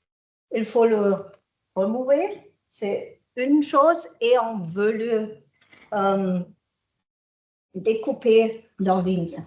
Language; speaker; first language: French; non-native, fluent; German